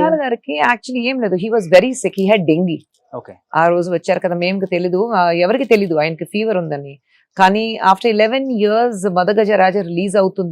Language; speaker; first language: Telugu; non-native, fluent; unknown